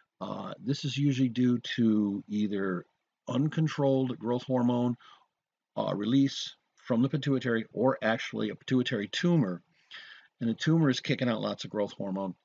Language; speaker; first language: English; native; English